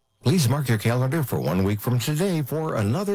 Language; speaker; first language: English; native; English